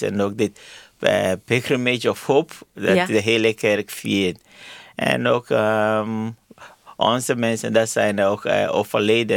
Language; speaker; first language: Dutch; non-native, learner; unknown